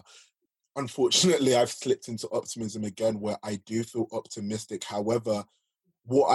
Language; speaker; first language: English; native; English